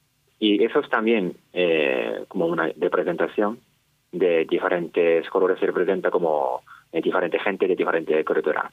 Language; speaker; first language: Spanish; non-native, fluent; Japanese